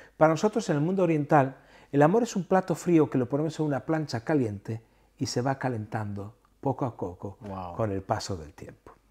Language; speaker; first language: Spanish; native; Spanish